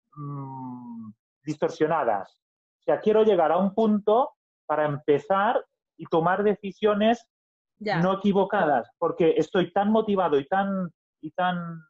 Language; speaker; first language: Spanish; non-native, local second language; Catalan